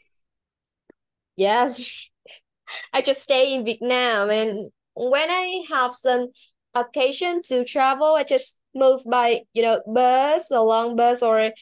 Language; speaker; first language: English; non-native, learner; Vietnamese